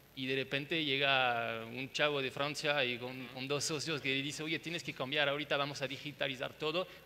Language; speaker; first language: Spanish; non-native, fluent; French